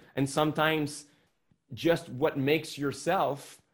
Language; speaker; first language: English; non-native, fluent; French